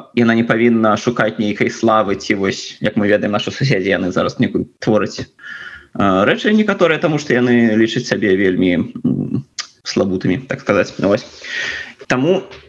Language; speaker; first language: Belarusian; non-native, local second language; Russian